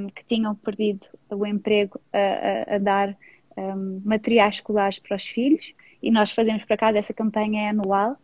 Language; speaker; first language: Portuguese; non-native, fluent; English